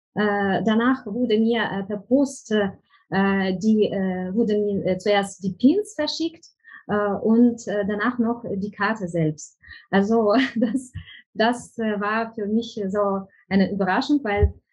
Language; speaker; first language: German; non-native, fluent; Ukrainian